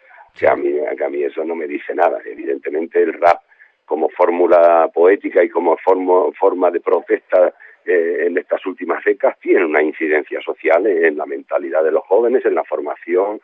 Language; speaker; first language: Spanish; native; Spanish